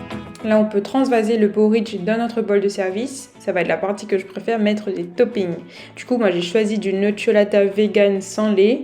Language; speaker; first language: French; native; French